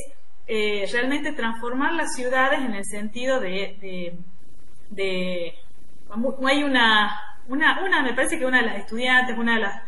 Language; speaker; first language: Spanish; native; Spanish